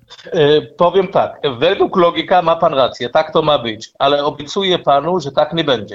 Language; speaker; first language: Polish; non-native, learner; Hebrew